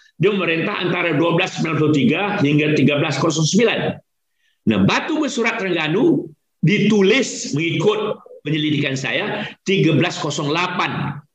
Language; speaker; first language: Malay; native; Malay